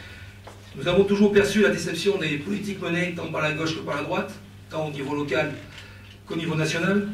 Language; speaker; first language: French; native; French